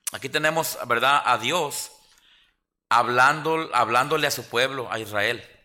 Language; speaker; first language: Spanish; native; Spanish